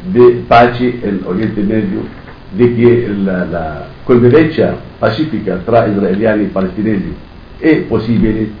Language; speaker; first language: Italian; non-native, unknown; Arabic